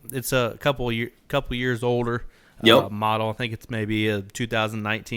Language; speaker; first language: English; native; English